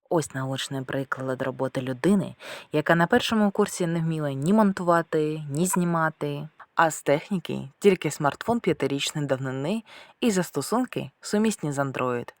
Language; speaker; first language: Ukrainian; native; Ukrainian